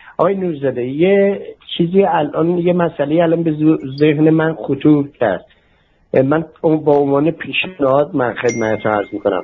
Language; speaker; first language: Persian; native; Persian